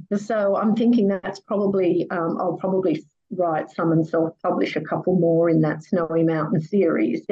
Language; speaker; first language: English; native; English